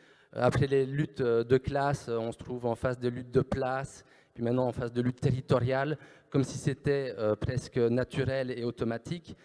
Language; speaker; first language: French; native; French